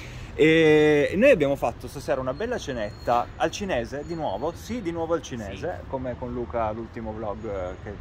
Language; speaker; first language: Italian; native; Italian